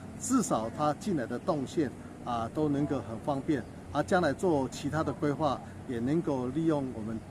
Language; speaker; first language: Chinese; native; Chinese